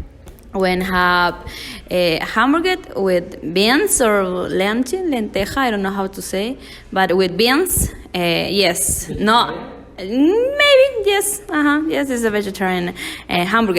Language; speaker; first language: English; non-native, learner; Spanish